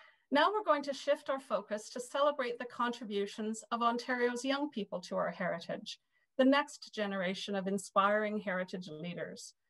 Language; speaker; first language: English; native; English